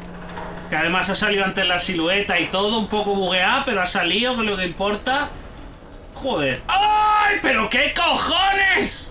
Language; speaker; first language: Spanish; native; Spanish